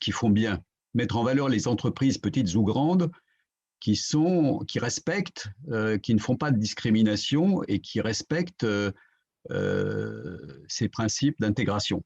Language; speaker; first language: French; native; French